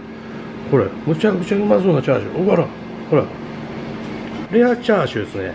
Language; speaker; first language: Japanese; native; Japanese